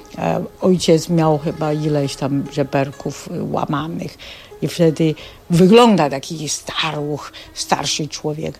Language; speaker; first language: Polish; non-native, fluent; Chinese